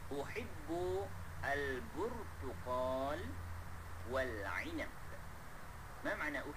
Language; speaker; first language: Arabic; non-native, fluent; Malay